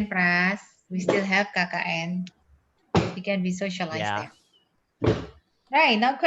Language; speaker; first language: English; non-native, fluent; Indonesian